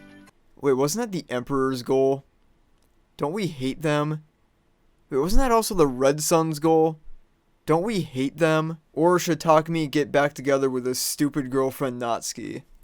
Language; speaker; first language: English; native; English